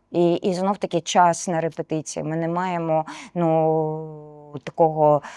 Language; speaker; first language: Ukrainian; non-native, local second language; Russian